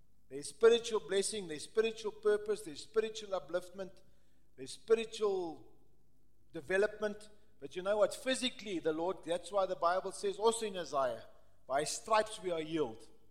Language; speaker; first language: English; early bilingual, other home language; Afrikaans